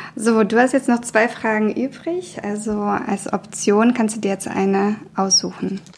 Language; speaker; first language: German; early bilingual, other home language; Russian